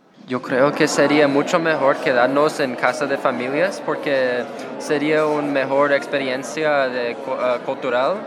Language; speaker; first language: Spanish; non-native, learner; English